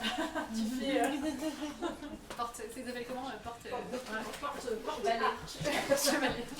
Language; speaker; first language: French; native; French